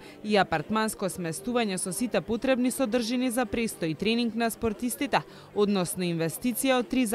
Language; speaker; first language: Macedonian; native; Macedonian